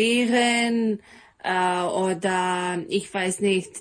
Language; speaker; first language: German; non-native, learner; Serbian